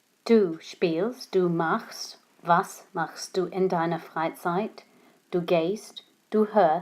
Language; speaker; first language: German; non-native, fluent; English